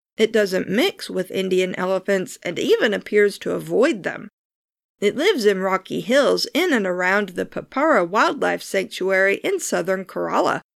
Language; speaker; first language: English; native; English